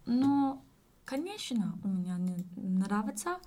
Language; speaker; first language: Russian; non-native, learner; English